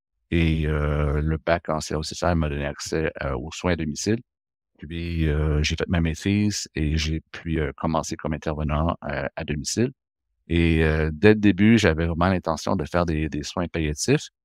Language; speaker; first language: French; native; French